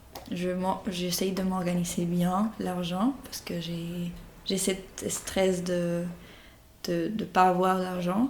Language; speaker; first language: French; non-native, fluent; Spanish